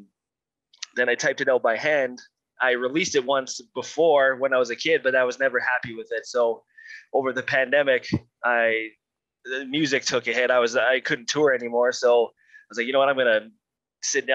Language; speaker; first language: English; native; English